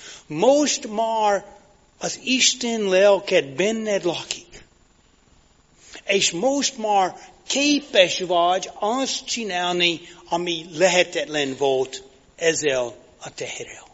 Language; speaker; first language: Hungarian; non-native, fluent; English